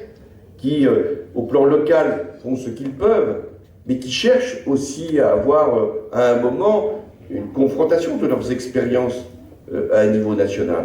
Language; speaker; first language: French; native; French